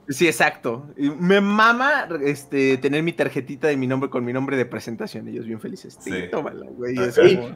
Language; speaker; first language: Spanish; native; Spanish